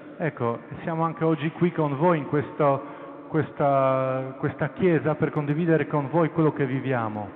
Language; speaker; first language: Italian; non-native, fluent; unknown